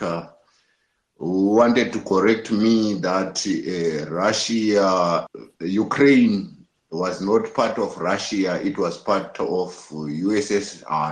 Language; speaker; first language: English; non-native, local second language; North Ndebele